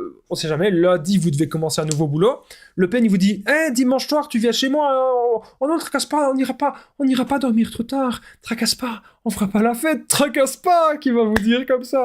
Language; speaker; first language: French; native; French